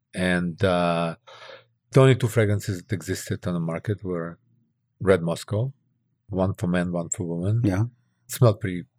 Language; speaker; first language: English; early bilingual, other home language; Russian